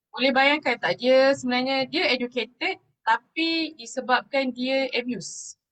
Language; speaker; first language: Malay; non-native, local second language; Tamil